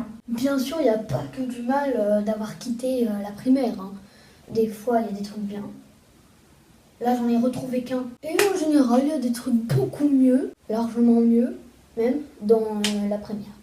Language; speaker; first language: French; native; French